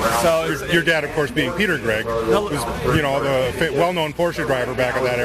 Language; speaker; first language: English; native; English